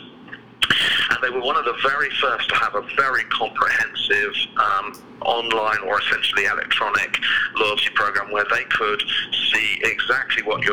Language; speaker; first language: English; native; English